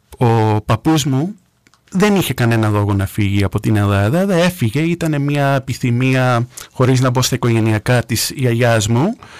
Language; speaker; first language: Greek; early bilingual, heritage; Greek